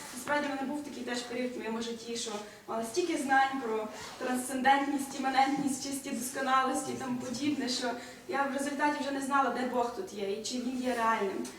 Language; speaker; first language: Ukrainian; native; Ukrainian